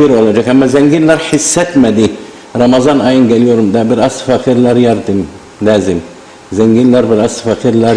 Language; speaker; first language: Turkish; non-native, learner; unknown